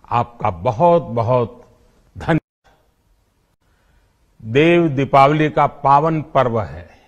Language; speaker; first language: Hindi; non-native, local second language; Gujarati